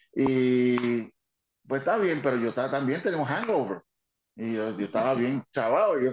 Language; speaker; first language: Spanish; early bilingual, heritage; Spanish